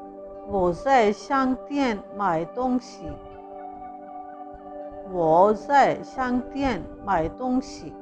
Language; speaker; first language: Chinese; non-native, fluent; Urdu